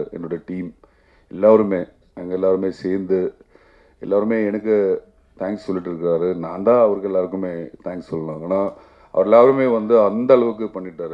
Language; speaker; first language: Tamil; non-native, learner; Malayalam